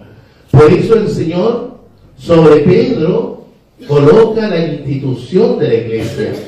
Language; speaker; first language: Spanish; native; Spanish